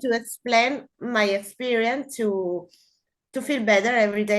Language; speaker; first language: English; non-native, learner; Spanish